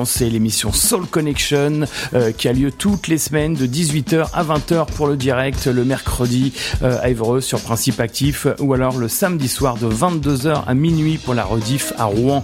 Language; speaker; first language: French; native; French